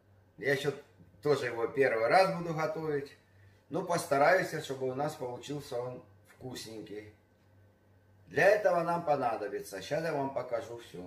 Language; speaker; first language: Russian; native; Russian